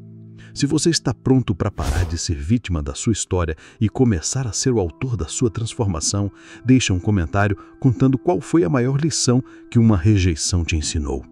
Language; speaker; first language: Portuguese; native; Portuguese